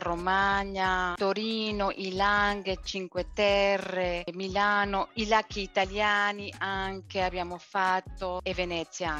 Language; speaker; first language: Italian; non-native, fluent; Spanish